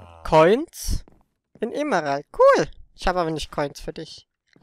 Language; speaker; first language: German; native; German